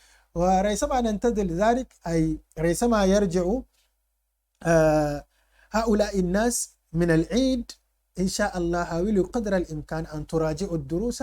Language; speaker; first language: Arabic; non-native, fluent; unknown